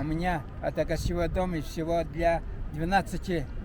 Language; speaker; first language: Russian; non-native, fluent; Mongolian